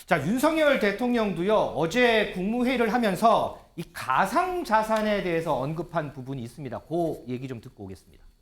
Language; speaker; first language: Korean; native; Korean